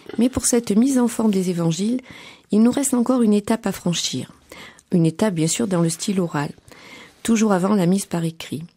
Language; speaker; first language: French; native; French